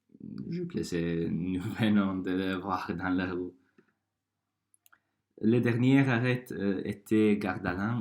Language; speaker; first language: French; non-native, learner; Croatian